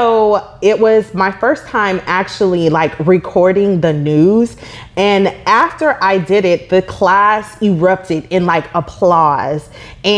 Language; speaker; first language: English; native; English